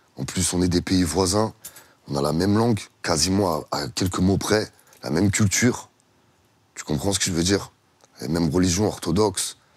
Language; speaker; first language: French; early bilingual, other home language; Russian